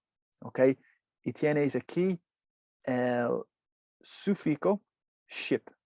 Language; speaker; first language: Spanish; non-native, learner; English